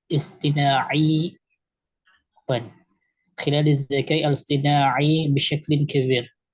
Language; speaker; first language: Arabic; non-native, learner; Indonesian